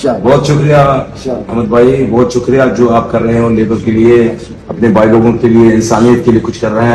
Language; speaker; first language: Hindi; non-native, fluent; Arabic